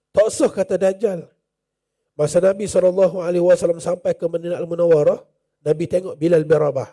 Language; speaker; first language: Malay; native; Malay